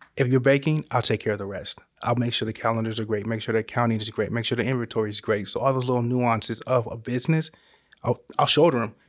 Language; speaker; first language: English; native; English